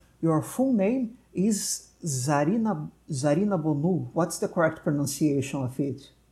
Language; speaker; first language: English; non-native, fluent; Portuguese